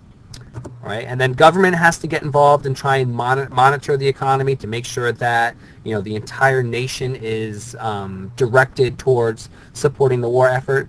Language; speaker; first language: English; native; English